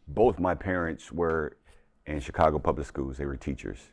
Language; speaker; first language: English; native; English